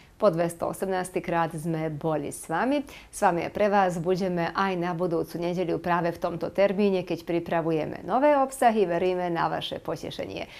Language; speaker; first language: Slovak; native; Slovak